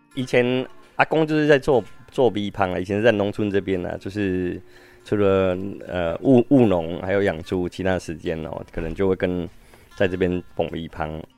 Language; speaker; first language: Chinese; native; Chinese